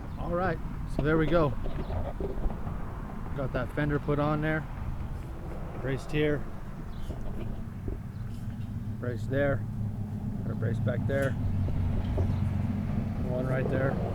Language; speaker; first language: English; native; English